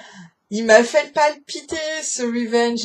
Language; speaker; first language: French; native; French